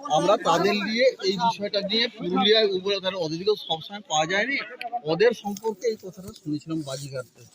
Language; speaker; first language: Bangla; native; Bangla